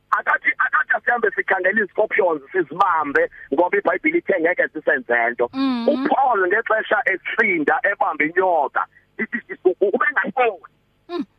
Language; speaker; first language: Zulu; non-native, local second language; Xhosa